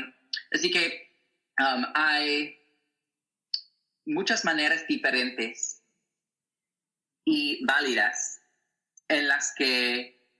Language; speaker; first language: Spanish; non-native, learner; English